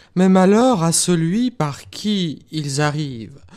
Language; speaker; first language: French; non-native, fluent; Russian